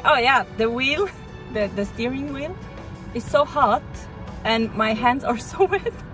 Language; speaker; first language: English; non-native, fluent; German